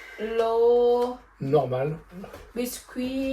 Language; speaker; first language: French; non-native, learner; Thai